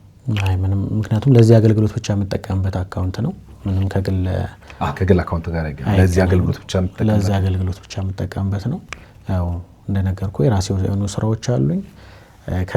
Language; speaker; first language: Amharic; native; Amharic